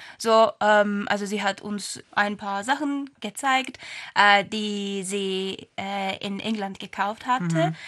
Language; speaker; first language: German; non-native, fluent; Turkish